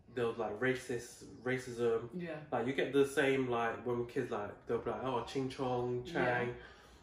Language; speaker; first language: English; native; English